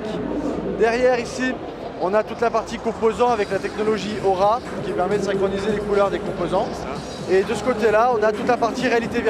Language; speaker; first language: French; native; French